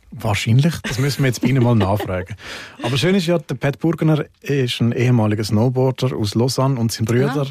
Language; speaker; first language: German; native; German